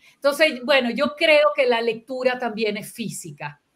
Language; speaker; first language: Spanish; non-native, local second language; Italian